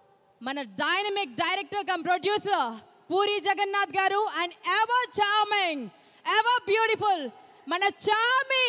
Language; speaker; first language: Telugu; native; Telugu